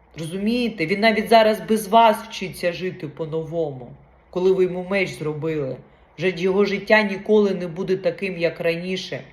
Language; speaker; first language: Ukrainian; non-native, local second language; Russian